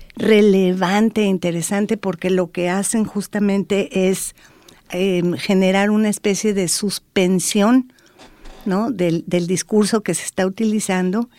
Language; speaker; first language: Spanish; native; Spanish